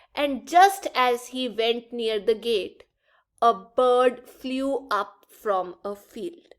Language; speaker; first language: English; non-native, local second language; Punjabi